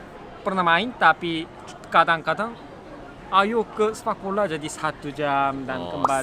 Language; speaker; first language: Indonesian; non-native, learner; Korean